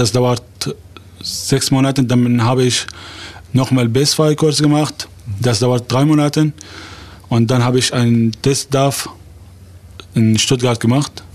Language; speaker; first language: German; non-native, fluent; Arabic